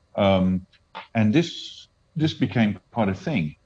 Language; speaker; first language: English; native; English